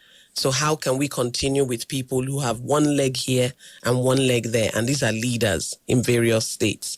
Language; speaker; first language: English; non-native, local second language; Yoruba